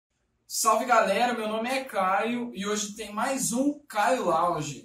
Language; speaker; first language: Portuguese; native; Portuguese